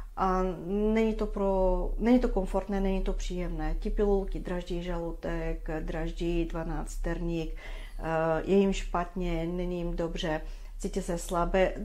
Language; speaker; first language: Czech; non-native, fluent; Bulgarian